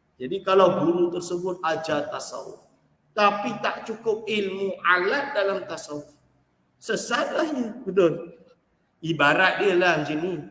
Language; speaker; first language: Malay; native; Malay